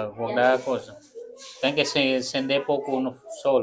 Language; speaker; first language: Portuguese; non-native, learner; Vietnamese